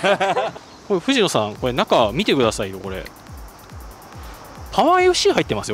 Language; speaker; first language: Japanese; native; Japanese